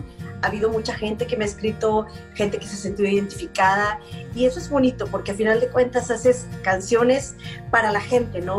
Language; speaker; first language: Spanish; native; Spanish